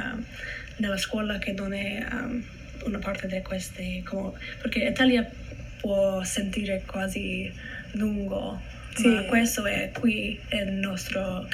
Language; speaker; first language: Italian; non-native, learner; English